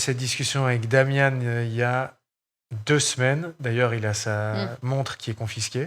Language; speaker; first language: French; native; French